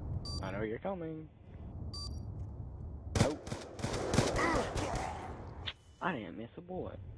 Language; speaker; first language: English; native; English